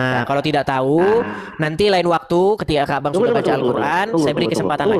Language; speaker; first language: Indonesian; native; Indonesian